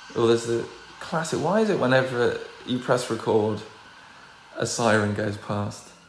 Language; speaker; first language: English; native; English